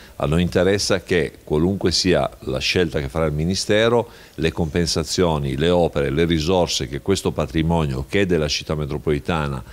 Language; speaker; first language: Italian; native; Italian